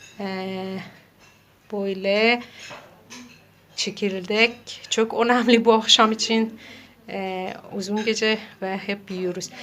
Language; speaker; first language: Turkish; non-native, learner; Persian